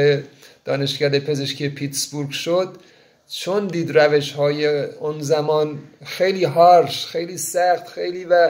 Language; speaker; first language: Persian; native; Persian